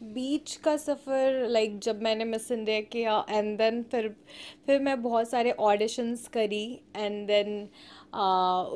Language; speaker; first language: Hindi; native; Hindi